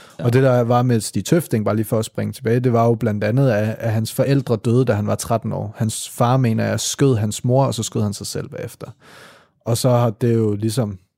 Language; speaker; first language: Danish; native; Danish